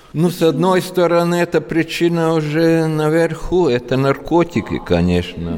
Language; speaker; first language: Russian; non-native, local second language; Latvian